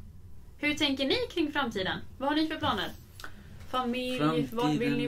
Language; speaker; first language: Swedish; native; Swedish